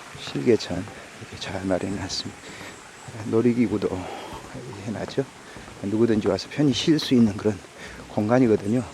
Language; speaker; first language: Korean; native; Korean